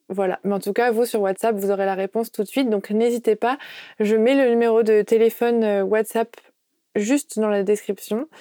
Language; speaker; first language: French; native; French